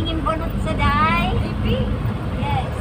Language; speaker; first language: English; non-native, local second language; Filipino